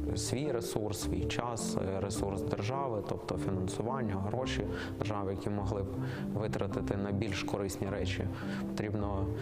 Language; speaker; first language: Ukrainian; native; Ukrainian